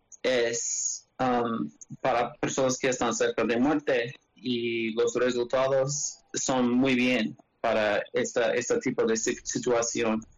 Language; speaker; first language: Spanish; non-native, learner; English